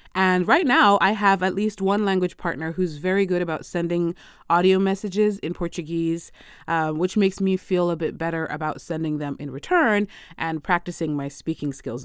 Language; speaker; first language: English; native; English